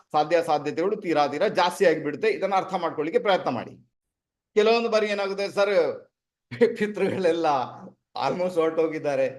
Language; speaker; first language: Kannada; non-native, local second language; Tulu